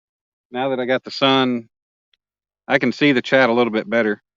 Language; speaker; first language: English; native; English